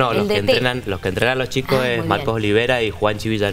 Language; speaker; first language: Spanish; native; Spanish